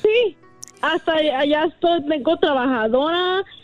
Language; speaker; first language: Spanish; early bilingual, heritage; Spanish